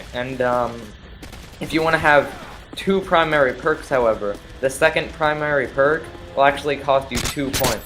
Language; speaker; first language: English; native; English